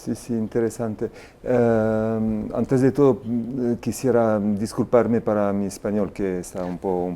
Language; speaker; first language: Spanish; non-native, fluent; French